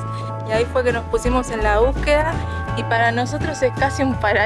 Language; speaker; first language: Spanish; native; Spanish